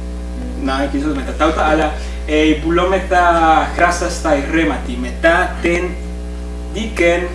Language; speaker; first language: Greek; non-native, fluent; Spanish